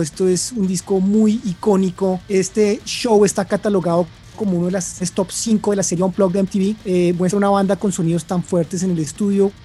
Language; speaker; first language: Spanish; native; Spanish